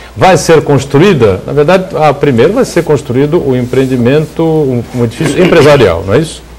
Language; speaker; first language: Portuguese; native; Portuguese